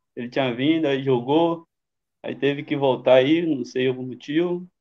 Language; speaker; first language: Portuguese; native; Portuguese